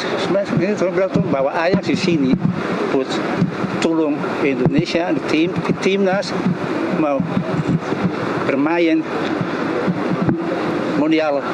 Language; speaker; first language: Indonesian; early bilingual, heritage; Indonesian